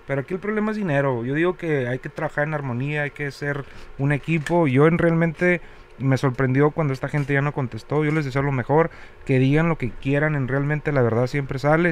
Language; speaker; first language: Spanish; native; Spanish